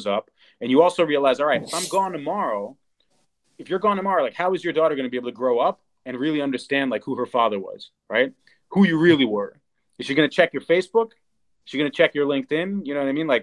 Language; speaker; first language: English; native; English